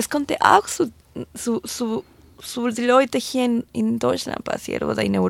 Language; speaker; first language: German; non-native, fluent; Spanish